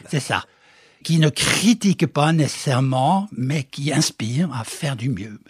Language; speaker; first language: French; non-native, fluent; Norwegian